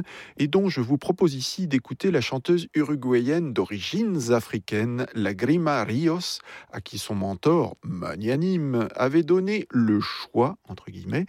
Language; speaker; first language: French; native; French